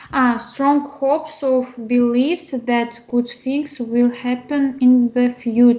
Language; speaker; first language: English; non-native, learner; Russian